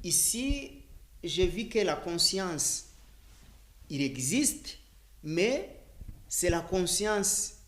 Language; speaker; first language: French; non-native, learner; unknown